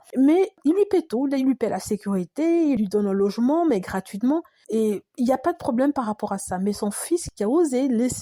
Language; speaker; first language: French; native; French